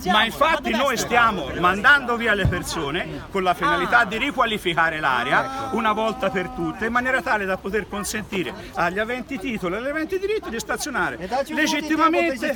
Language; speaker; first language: Italian; native; Italian